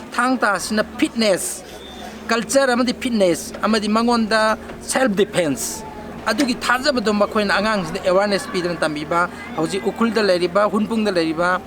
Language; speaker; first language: Manipuri; non-native, local second language; Tangkhul Naga (India)